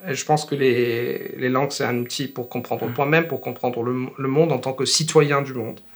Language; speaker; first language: French; non-native, fluent; Italian